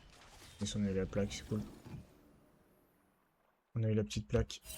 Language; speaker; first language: French; native; French